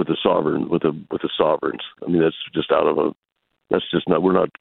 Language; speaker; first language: English; native; English